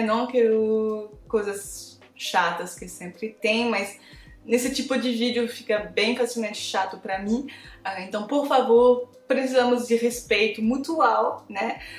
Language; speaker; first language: Portuguese; non-native, fluent; French